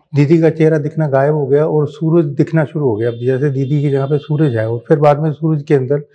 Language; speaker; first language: Hindi; native; Hindi